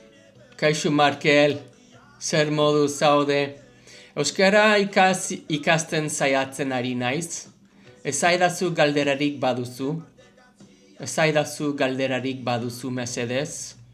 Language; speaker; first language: Basque; non-native, learner; English